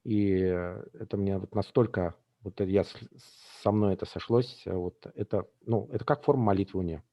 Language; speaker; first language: Russian; native; Russian